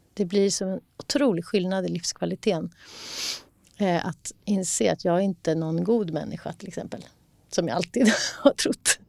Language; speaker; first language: Swedish; native; Swedish